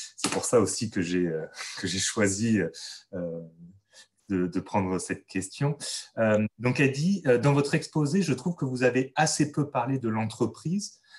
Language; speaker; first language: French; native; French